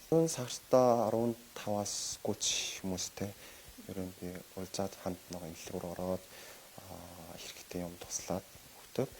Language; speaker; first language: Mongolian; non-native, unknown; Korean